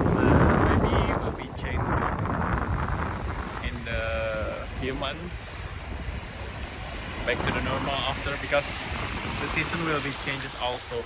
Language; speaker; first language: English; non-native, learner; Indonesian